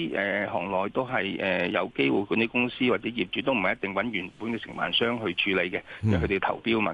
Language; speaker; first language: Cantonese; native; Cantonese